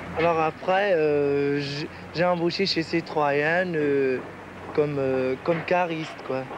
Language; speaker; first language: French; non-native, learner; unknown